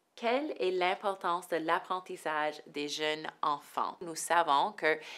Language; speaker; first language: French; non-native, local second language; English